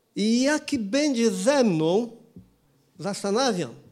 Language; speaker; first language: Polish; non-native, learner; Portuguese